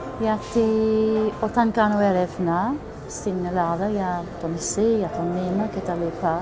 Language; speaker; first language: Greek; non-native, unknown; English